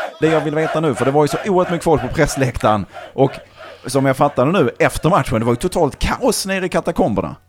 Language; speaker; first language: Swedish; native; Swedish